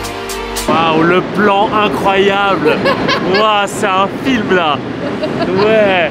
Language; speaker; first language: French; native; French